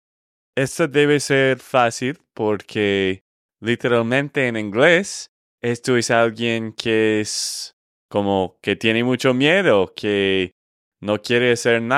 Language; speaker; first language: Spanish; non-native, fluent; English